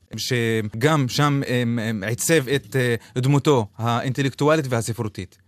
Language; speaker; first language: Hebrew; non-native, local second language; Arabic